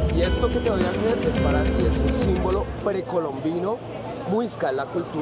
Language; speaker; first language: Spanish; native; Spanish